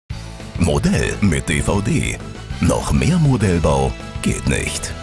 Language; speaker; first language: German; native; German